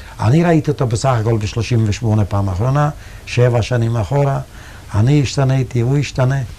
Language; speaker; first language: Hebrew; non-native, fluent; Yiddish